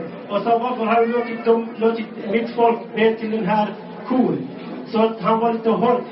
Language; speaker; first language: Swedish; non-native, local second language; Arabic